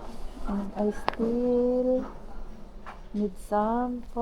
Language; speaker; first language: English; non-native, local second language; Filipino